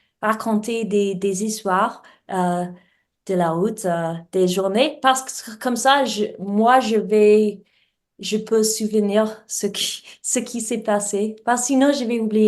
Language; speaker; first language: French; non-native, learner; English